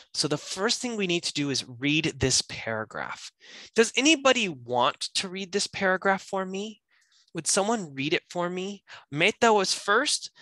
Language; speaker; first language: English; native; English